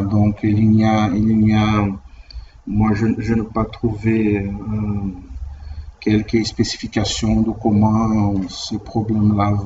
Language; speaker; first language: French; non-native, learner; Portuguese